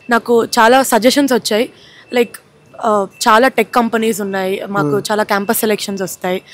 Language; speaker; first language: Telugu; native; Telugu